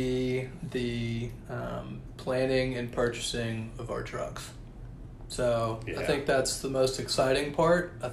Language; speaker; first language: English; native; English